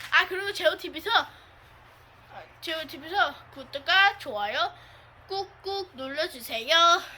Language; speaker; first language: Korean; early bilingual, heritage; Korean